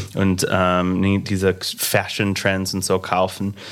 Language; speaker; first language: German; non-native, fluent; English